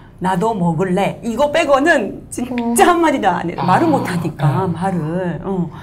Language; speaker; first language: Korean; non-native, fluent; Japanese